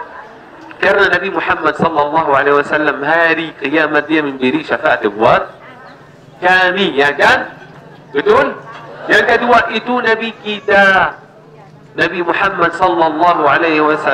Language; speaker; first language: Indonesian; non-native, learner; Arabic